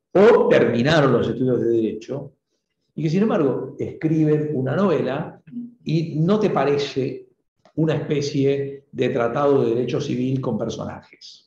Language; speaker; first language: Spanish; native; Spanish